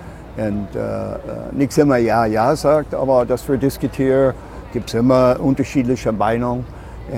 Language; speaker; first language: German; non-native, fluent; English